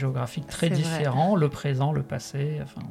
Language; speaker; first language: French; native; French